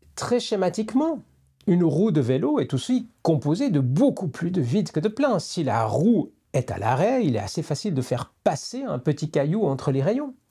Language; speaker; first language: French; native; French